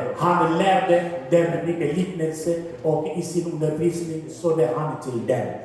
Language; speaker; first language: Swedish; non-native, fluent; Lingala